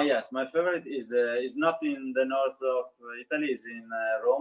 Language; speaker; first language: English; non-native, learner; Italian